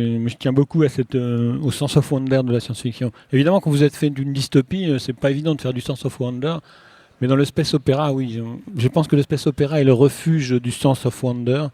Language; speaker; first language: French; native; French